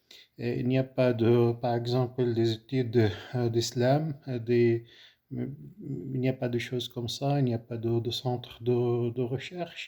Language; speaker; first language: French; non-native, fluent; Arabic